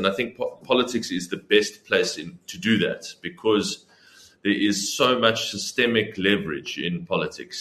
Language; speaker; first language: English; native; English